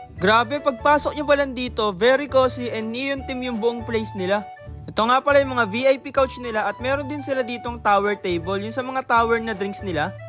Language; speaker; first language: Filipino; native; Filipino